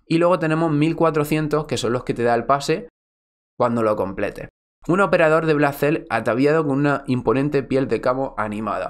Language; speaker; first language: Spanish; native; Spanish